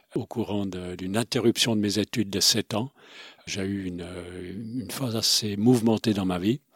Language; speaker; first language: French; non-native, fluent; Swiss German